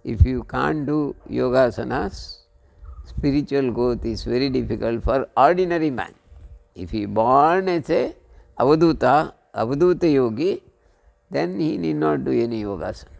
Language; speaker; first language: English; non-native, local second language; Kannada